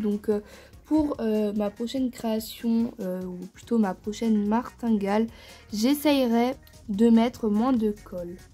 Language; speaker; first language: French; native; French